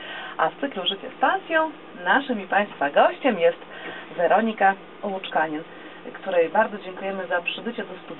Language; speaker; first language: Polish; native; Polish